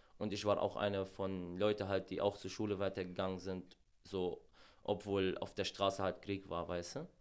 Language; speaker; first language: German; non-native, fluent; Arabic